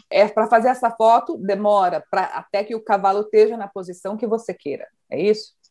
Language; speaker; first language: Portuguese; native; Portuguese